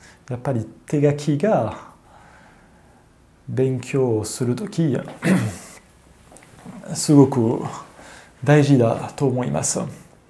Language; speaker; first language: Japanese; non-native, fluent; French